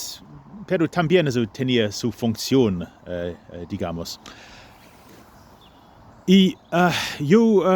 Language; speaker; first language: Spanish; non-native, fluent; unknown